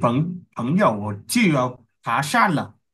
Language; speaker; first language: Chinese; non-native, learner; Vietnamese